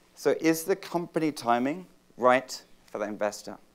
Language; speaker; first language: English; native; English